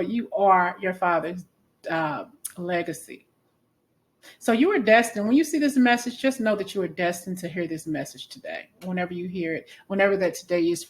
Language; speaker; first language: English; native; English